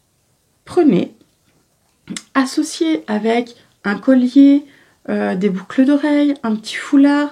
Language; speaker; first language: French; native; French